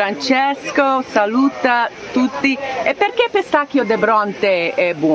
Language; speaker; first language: Italian; non-native, learner; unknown